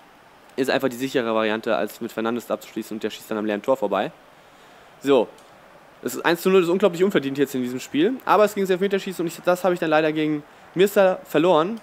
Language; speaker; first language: German; native; German